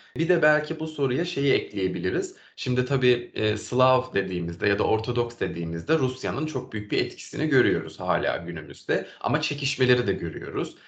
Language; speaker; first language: Turkish; native; Turkish